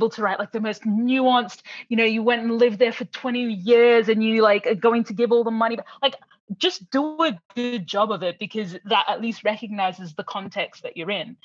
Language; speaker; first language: English; native; English